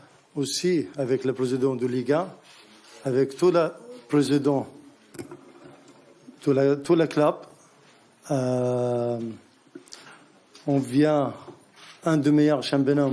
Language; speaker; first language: French; non-native, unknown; Arabic